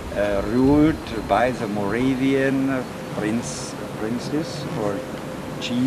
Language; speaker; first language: English; non-native, fluent; Czech